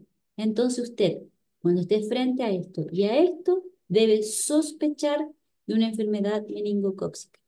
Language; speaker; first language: Spanish; native; Spanish